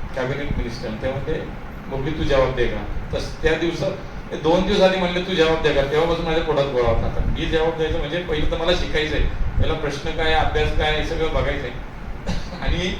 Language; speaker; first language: Marathi; native; Marathi